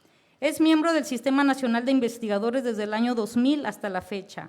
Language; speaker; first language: Spanish; native; Spanish